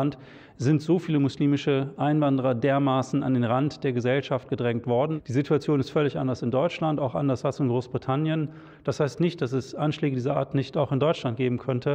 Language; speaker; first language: German; native; German